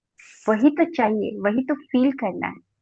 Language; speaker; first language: Hindi; native; Hindi